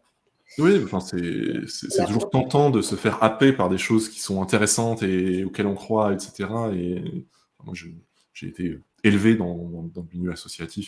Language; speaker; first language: French; native; French